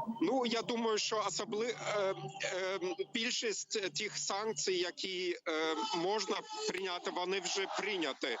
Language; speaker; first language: Ukrainian; non-native, learner; German